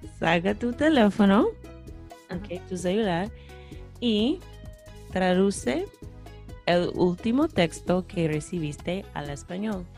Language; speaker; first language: Spanish; non-native, fluent; English